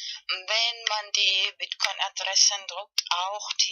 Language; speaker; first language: German; non-native, learner; Spanish